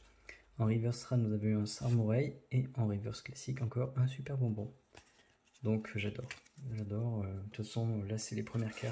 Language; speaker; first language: French; native; French